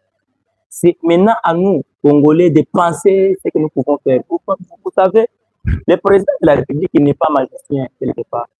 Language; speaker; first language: French; non-native, local second language; Lingala